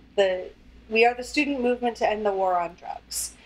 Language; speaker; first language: English; native; English